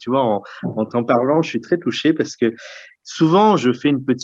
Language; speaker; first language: French; native; French